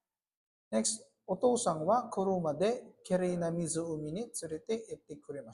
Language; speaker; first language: Japanese; non-native, fluent; Filipino